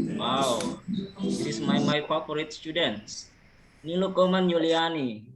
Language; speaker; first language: English; non-native, learner; Indonesian